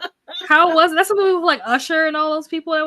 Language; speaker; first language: English; native; English